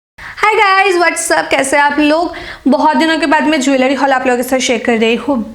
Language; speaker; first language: Hindi; non-native, local second language; Bangla